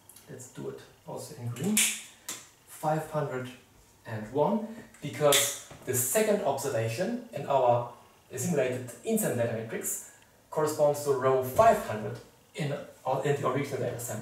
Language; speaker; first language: English; non-native, fluent; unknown